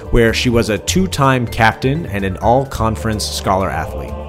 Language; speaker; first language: English; native; English